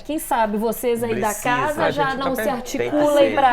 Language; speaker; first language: Portuguese; native; Portuguese